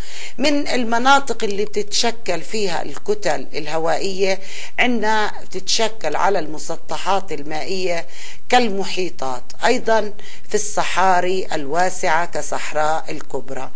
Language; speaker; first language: Arabic; native; Arabic